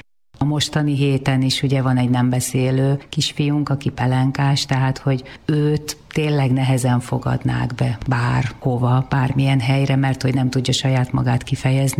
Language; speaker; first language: Hungarian; native; Hungarian